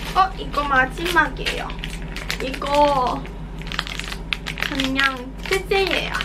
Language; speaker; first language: Korean; non-native, learner; Cantonese